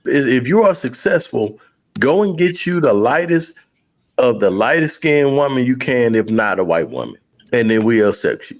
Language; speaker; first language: English; native; English